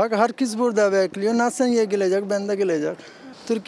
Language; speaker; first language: Turkish; non-native, learner; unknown